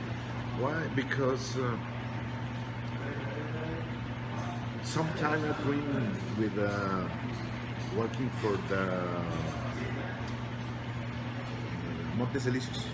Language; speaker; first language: English; non-native, learner; Spanish